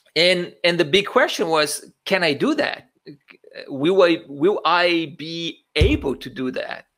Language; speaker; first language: English; non-native, fluent; Portuguese